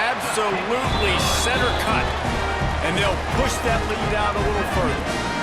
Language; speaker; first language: English; native; English